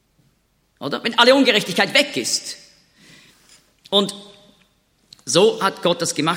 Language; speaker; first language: German; native; German